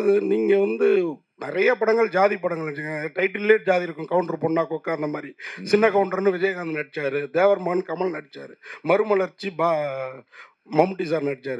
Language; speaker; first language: Tamil; native; Tamil